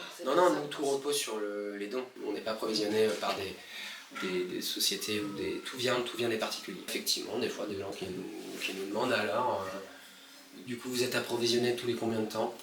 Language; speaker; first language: French; native; French